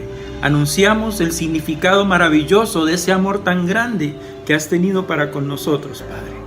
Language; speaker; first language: Spanish; native; Spanish